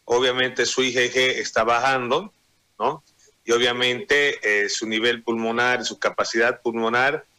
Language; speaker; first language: Spanish; native; Spanish